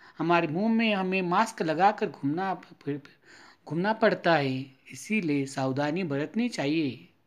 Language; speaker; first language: Hindi; non-native, local second language; Marathi